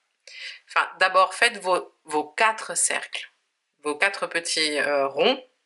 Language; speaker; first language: French; native; French